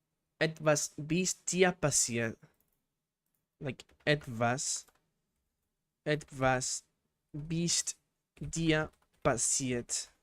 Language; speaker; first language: German; non-native, learner; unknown